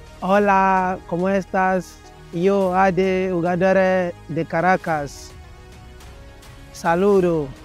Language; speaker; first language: Spanish; non-native, learner; English